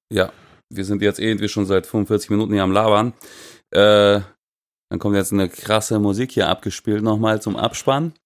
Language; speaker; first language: German; non-native, fluent; Russian